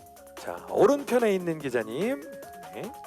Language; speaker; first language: Korean; native; Korean